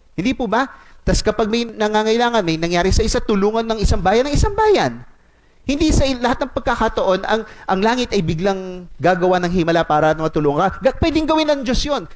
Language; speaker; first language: Filipino; non-native, local second language; Cebuano